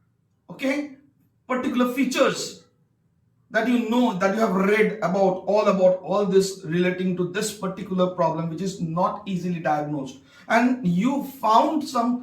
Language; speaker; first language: English; non-native, local second language; Bangla